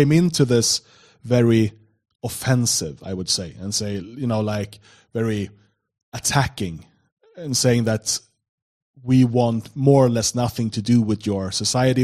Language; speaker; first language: English; non-native, fluent; Swedish